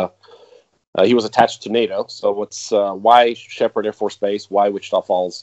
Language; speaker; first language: English; non-native, fluent; Italian